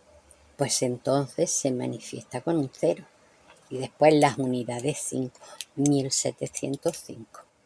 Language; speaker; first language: Spanish; native; Spanish